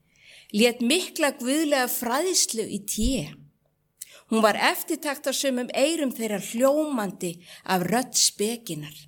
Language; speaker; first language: Icelandic; native; Icelandic